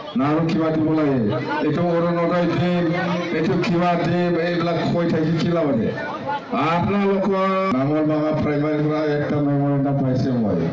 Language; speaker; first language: Assamese; non-native, local second language; Bangla